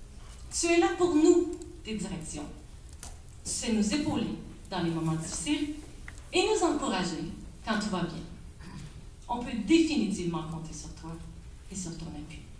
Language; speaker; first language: French; native; French